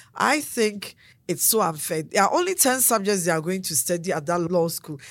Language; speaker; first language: English; non-native, local second language; Akan